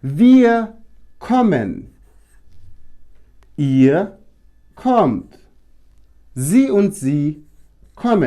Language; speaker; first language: German; non-native, fluent; Turkish